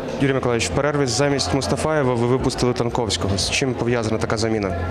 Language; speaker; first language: Ukrainian; native; Ukrainian